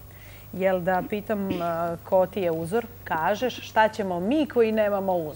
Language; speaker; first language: Serbian; native; Serbian